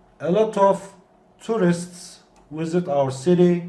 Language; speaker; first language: English; non-native, fluent; Turkish